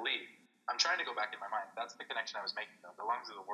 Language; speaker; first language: English; native; English